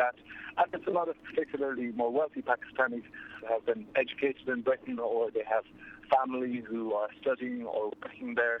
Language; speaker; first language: English; native; English